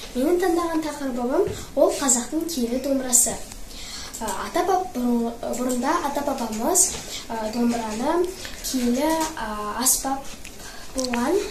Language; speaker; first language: Kazakh; non-native, local second language; Russian